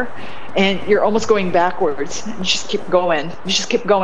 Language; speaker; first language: English; non-native, local second language; Hiligaynon